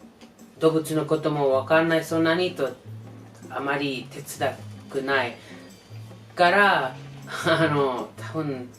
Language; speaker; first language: Japanese; non-native, learner; English